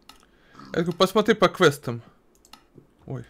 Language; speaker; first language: Russian; native; Russian